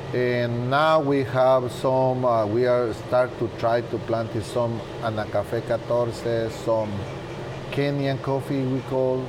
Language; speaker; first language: English; non-native, learner; Spanish